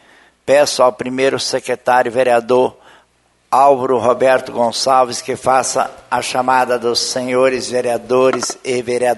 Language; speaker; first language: Portuguese; native; Portuguese